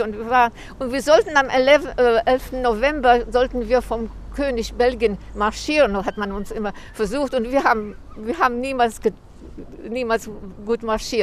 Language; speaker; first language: German; early bilingual, heritage; German